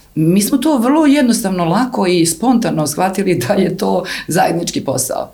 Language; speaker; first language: Serbian; native; Serbian